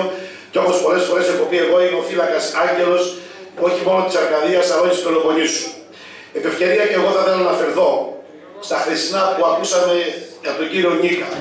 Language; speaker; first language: Greek; native; Greek